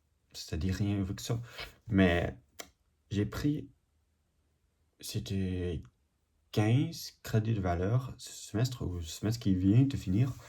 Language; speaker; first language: French; non-native, learner; English